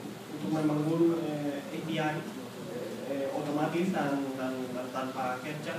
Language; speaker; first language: Indonesian; non-native, fluent; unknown